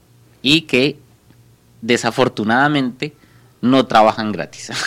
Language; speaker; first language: Spanish; native; Spanish